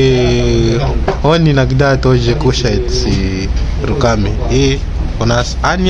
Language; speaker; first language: Russian; non-native, fluent; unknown